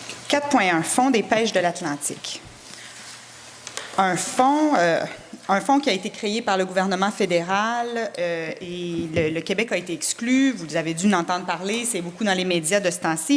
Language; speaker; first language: French; native; French